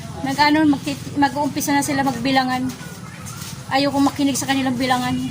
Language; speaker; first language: Filipino; non-native, local second language; Waray